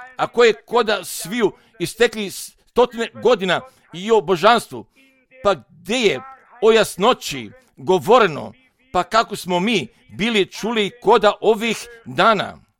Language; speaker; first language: Croatian; non-native, fluent; German